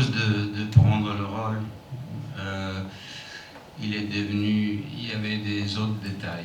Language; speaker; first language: French; non-native, fluent; English